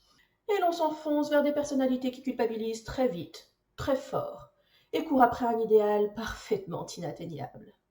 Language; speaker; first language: French; native; French